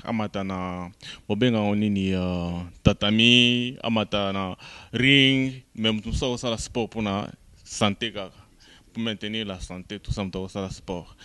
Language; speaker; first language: French; non-native, local second language; Lingala